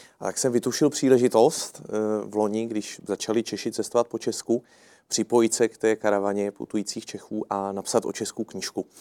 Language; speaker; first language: Czech; native; Czech